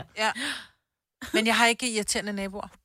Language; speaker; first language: Danish; native; Danish